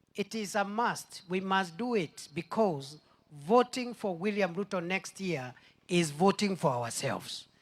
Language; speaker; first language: English; non-native, local second language; Swahili